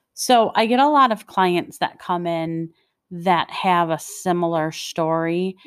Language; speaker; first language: English; native; English